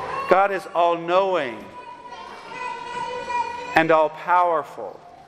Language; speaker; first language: English; native; English